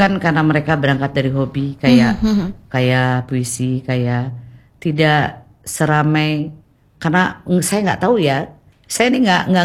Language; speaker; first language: Indonesian; non-native, local second language; Javanese